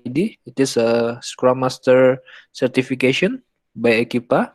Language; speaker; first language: English; non-native, learner; Indonesian